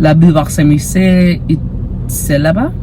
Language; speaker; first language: French; non-native, learner; English